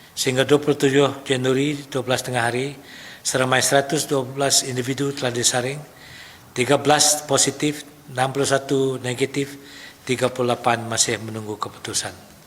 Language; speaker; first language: Malay; non-native, local second language; Iban